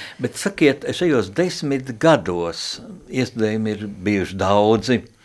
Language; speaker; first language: Latvian; native; Latvian